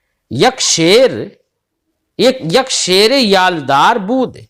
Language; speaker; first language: Persian; non-native, fluent; Urdu